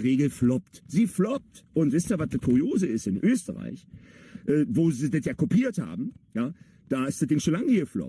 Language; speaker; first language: German; native; German